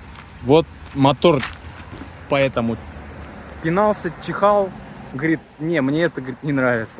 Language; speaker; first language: Russian; native; Russian